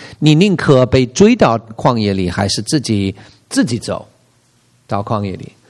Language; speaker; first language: Chinese; non-native, fluent; English